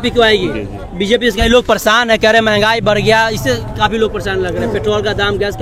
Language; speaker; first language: Hindi; native; Hindi